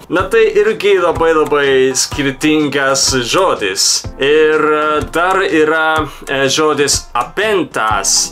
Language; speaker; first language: Lithuanian; non-native, fluent; Japanese